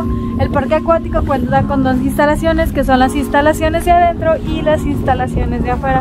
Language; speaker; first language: Spanish; native; Spanish